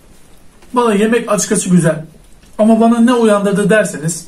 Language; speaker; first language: Turkish; native; Turkish